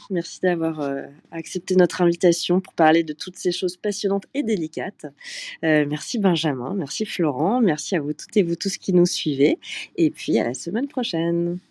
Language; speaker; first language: French; native; French